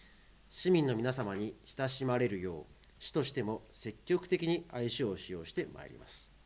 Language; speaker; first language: Japanese; native; Japanese